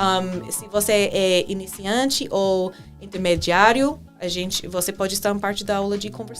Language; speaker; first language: Portuguese; non-native, fluent; English